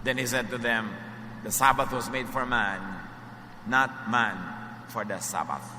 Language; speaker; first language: English; non-native, local second language; Filipino